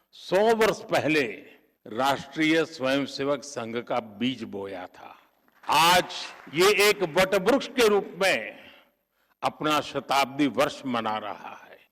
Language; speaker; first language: Hindi; non-native, local second language; Gujarati